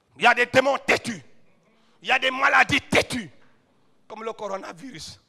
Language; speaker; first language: French; non-native, local second language; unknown